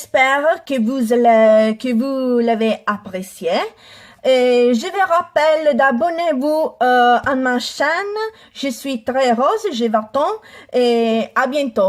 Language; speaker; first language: French; non-native, learner; Italian